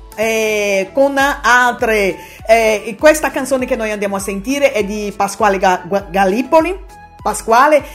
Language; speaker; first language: Italian; non-native, fluent; Portuguese